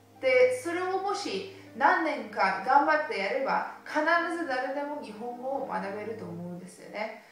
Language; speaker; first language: Japanese; early bilingual, heritage; Japanese